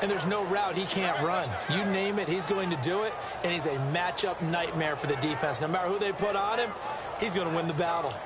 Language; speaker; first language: English; native; English